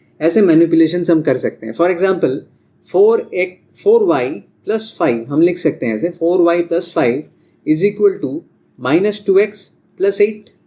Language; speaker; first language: Hindi; non-native, local second language; Bangla